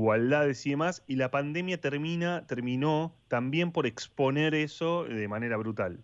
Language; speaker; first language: Spanish; native; Spanish